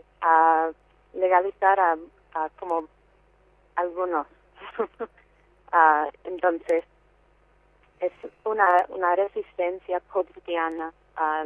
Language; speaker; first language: Spanish; non-native, fluent; English